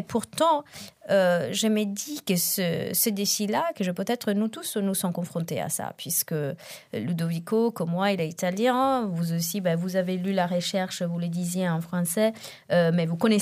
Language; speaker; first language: French; non-native, fluent; Italian